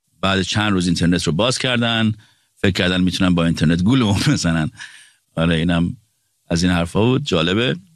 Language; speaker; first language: Persian; native; Persian